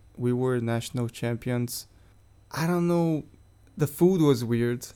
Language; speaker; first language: English; non-native, fluent; Portuguese